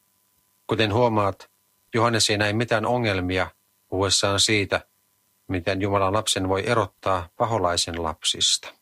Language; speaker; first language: Finnish; native; Finnish